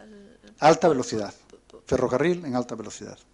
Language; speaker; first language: Spanish; native; Spanish